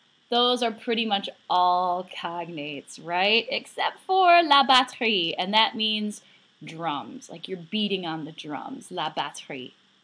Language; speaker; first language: English; native; English